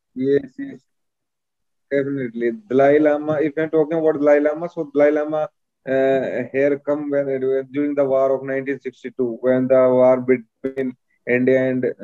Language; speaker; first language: English; non-native, local second language; Hindi